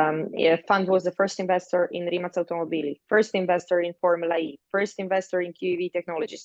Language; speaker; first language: English; non-native, fluent; Croatian